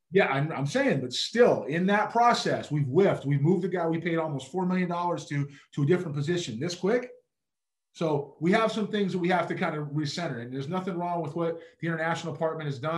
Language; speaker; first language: English; native; English